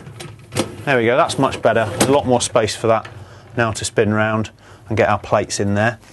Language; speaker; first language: English; native; English